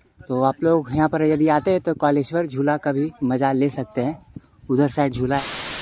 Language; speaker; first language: Hindi; native; Hindi